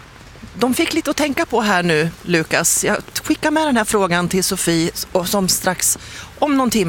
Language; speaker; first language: Swedish; native; Swedish